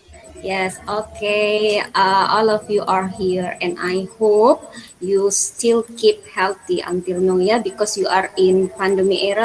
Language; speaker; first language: English; non-native, fluent; Indonesian